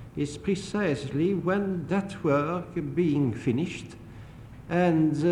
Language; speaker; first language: English; non-native, fluent; French